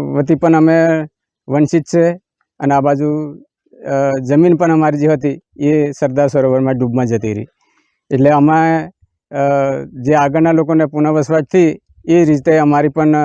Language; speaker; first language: Gujarati; non-native, local second language; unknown